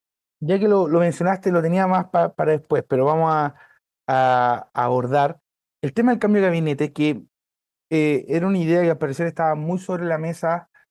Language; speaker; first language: Spanish; native; Spanish